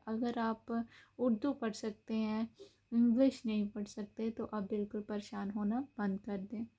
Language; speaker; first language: Urdu; native; Urdu